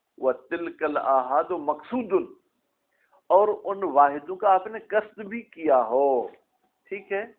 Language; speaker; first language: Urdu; non-native, local second language; Sindhi